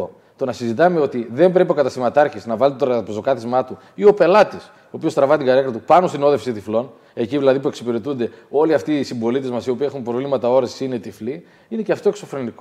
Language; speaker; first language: Greek; native; Greek